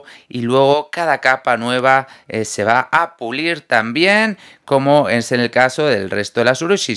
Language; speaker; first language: Spanish; native; Spanish